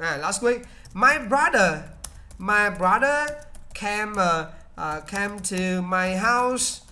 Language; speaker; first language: English; non-native, learner; Vietnamese